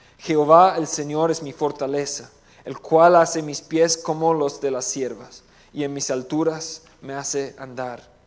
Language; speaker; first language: Spanish; non-native, fluent; English